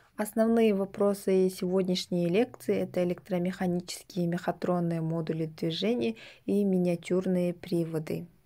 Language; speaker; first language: Russian; non-native, local second language; Kazakh